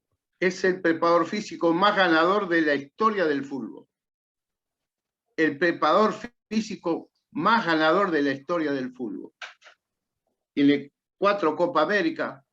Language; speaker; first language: Spanish; native; Spanish